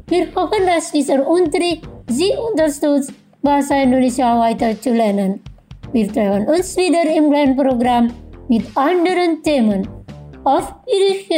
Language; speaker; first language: German; non-native, fluent; Indonesian